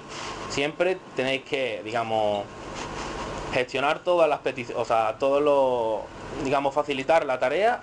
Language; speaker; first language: Spanish; native; Spanish